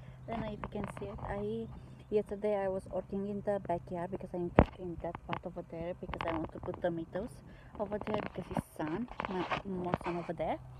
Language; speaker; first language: English; non-native, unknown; Romanian